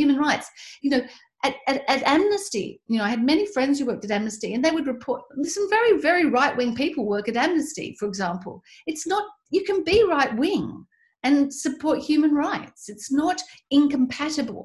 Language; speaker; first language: English; native; English